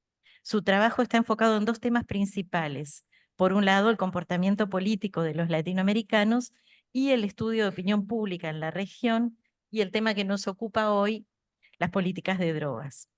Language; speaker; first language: Spanish; native; Spanish